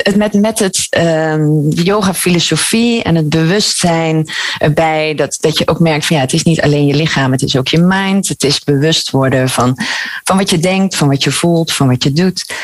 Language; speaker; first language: Dutch; native; Dutch